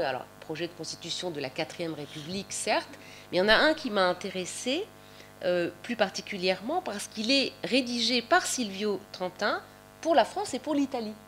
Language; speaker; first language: French; native; French